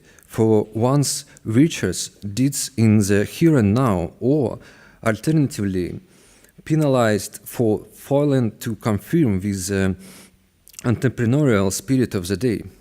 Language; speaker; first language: English; non-native, fluent; Russian